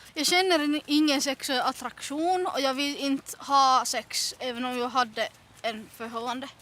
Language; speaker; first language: Swedish; non-native, local second language; Finnish